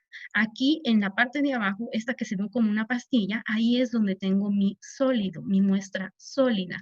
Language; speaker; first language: Spanish; native; Spanish